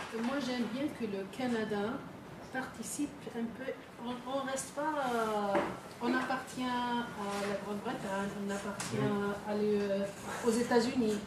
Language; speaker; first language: French; non-native, fluent; Filipino